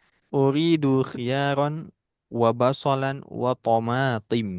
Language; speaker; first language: Arabic; non-native, fluent; Indonesian